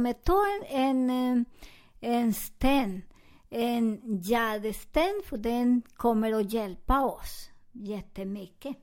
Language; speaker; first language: Swedish; non-native, learner; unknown